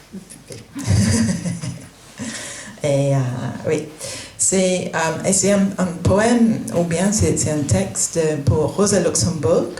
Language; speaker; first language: French; non-native, fluent; English